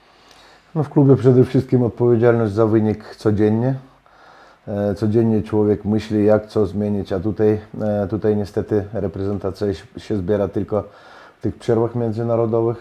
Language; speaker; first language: Polish; non-native, fluent; Russian